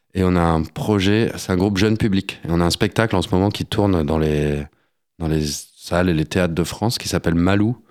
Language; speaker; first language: French; native; French